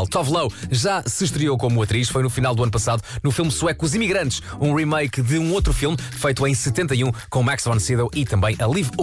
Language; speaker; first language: Portuguese; native; Portuguese